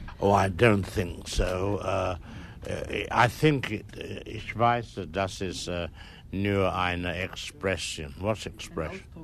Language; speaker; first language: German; non-native, learner; English